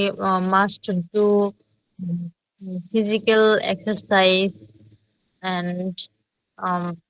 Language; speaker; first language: English; non-native, learner; Bangla